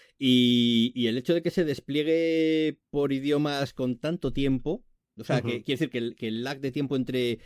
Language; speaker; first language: Spanish; native; Spanish